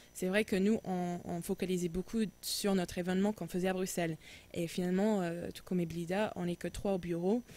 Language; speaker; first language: French; non-native, fluent; English